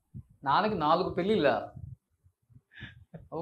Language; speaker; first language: Telugu; native; Telugu